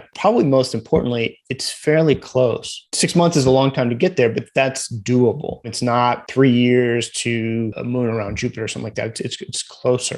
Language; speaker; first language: English; native; English